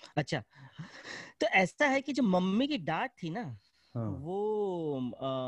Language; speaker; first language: Hindi; native; Hindi